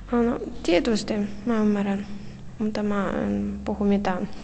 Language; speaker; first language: Finnish; non-native, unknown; Russian